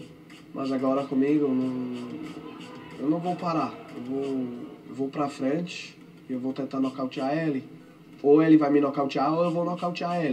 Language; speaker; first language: Portuguese; non-native, fluent; English